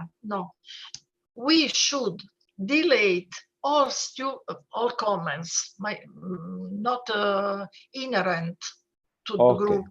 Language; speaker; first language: English; non-native, fluent; Italian